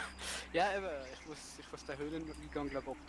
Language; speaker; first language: German; native; German